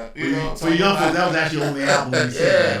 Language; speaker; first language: English; native; English